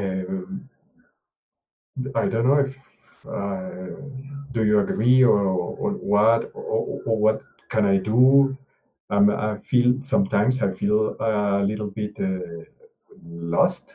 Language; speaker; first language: English; non-native, learner; Spanish